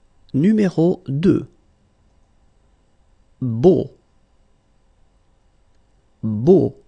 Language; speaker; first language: French; native; French